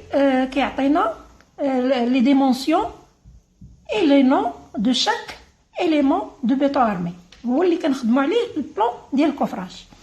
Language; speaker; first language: Arabic; native; Arabic